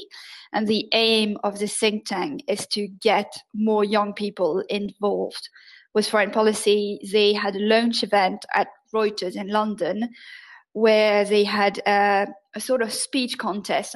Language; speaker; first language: English; non-native, fluent; French